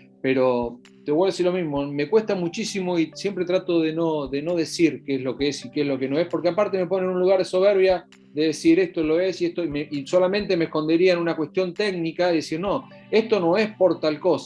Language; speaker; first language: Spanish; native; Spanish